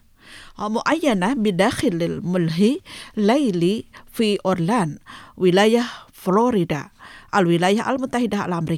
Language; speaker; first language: Arabic; non-native, fluent; Indonesian